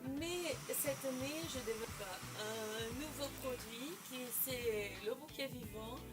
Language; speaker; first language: French; non-native, fluent; Portuguese